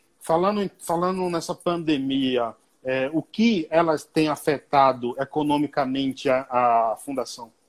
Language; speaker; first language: Portuguese; native; Portuguese